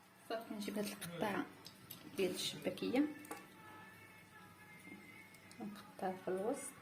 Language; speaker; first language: Arabic; native; Arabic